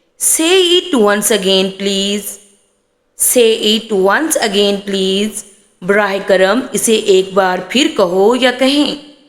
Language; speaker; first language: Urdu; native; Urdu